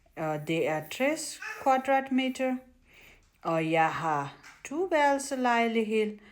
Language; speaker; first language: Danish; non-native, learner; Nepali